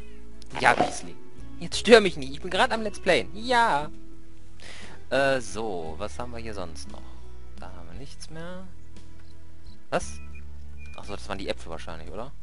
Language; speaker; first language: German; native; German